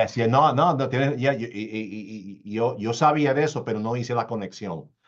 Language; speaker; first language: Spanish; early bilingual, heritage; Spanish